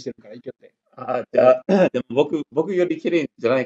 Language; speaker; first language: Japanese; non-native, learner; English